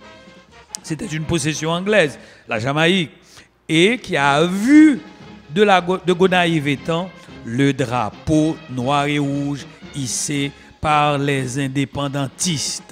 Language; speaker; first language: French; non-native, local second language; Haitian Creole